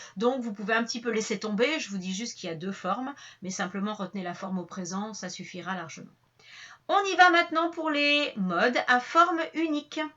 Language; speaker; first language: French; native; French